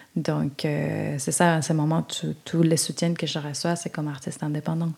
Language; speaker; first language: French; non-native, fluent; Spanish